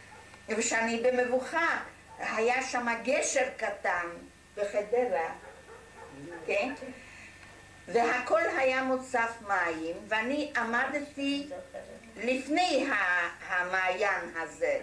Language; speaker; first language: Hebrew; non-native, fluent; German